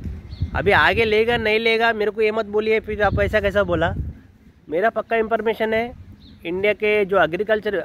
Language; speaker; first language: Hindi; non-native, local second language; Telugu